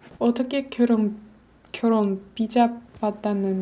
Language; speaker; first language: Korean; non-native, learner; Russian